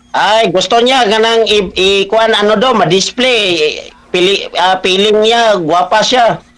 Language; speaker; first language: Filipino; non-native, local second language; Cebuano